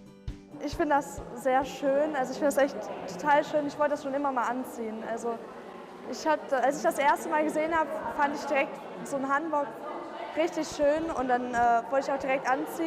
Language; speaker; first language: German; native; German